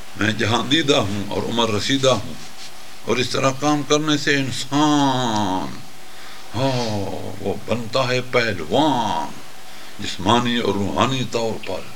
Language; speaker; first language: Urdu; non-native, local second language; Punjabi